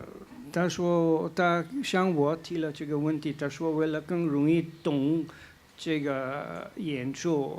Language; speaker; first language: Chinese; non-native, fluent; Slovenian